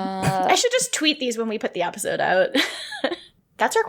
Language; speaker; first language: English; native; English